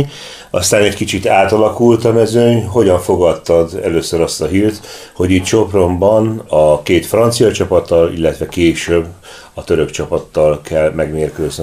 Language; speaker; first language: Hungarian; native; Hungarian